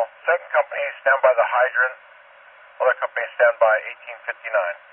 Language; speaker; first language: English; native; English